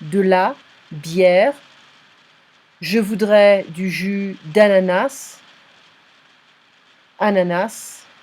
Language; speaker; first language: French; non-native, fluent; English